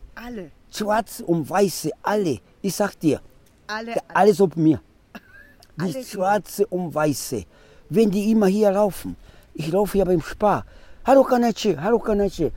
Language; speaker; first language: German; non-native, local second language; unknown